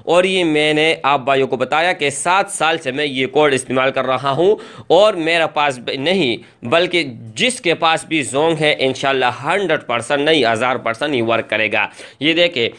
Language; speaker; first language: Urdu; non-native, local second language; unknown